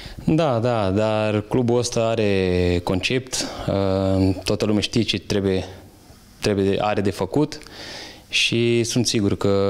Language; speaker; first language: Romanian; non-native, fluent; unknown